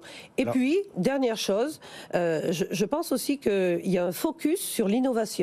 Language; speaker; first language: French; native; French